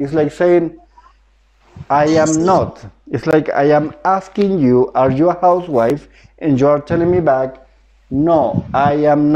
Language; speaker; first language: English; non-native, fluent; Spanish